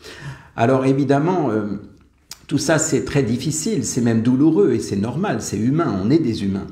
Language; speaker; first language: French; native; French